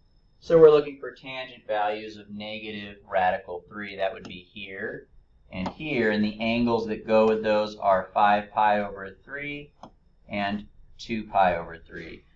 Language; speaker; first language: English; native; English